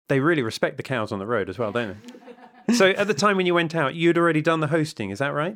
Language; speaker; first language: English; native; English